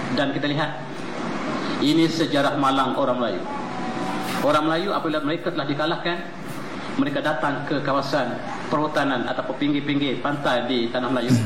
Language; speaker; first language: Malay; native; Malay